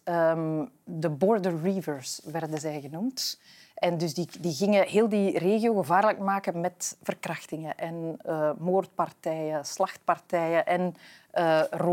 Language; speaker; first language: Dutch; native; Dutch